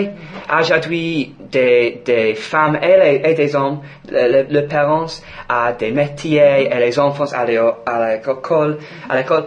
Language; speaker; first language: French; non-native, fluent; English